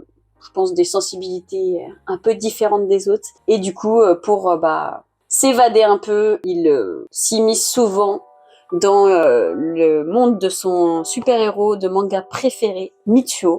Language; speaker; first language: French; native; French